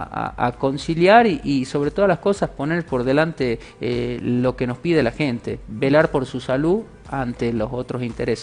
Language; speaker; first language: Spanish; native; Spanish